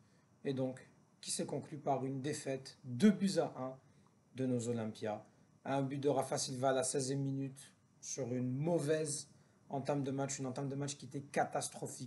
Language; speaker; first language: French; native; French